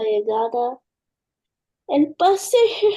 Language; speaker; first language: Spanish; non-native, learner; English